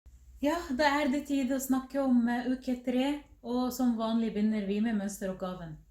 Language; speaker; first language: Norwegian; non-native, fluent; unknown